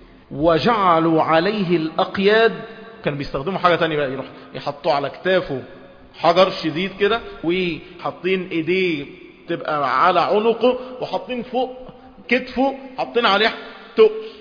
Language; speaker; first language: Arabic; native; Arabic